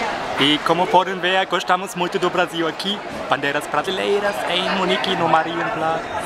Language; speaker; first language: Portuguese; non-native, fluent; German